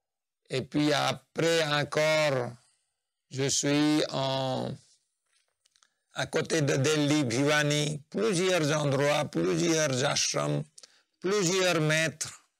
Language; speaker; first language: French; non-native, fluent; Nepali